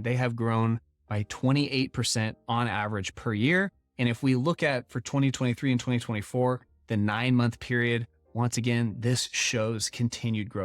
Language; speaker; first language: English; native; English